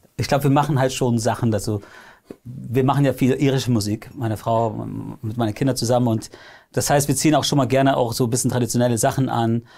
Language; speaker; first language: German; early bilingual, other home language; English